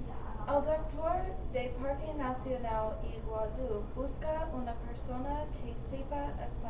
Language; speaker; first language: Spanish; non-native, learner; English